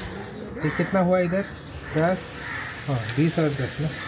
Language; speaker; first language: Hindi; non-native, learner; Bangla